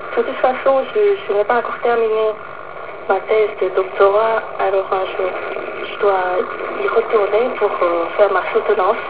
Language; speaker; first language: French; non-native, fluent; Korean